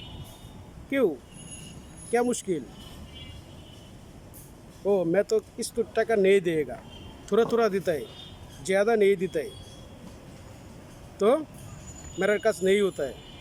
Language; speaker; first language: Hindi; non-native, learner; Bangla